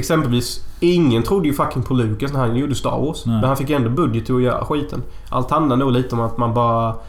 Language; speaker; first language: Swedish; native; Swedish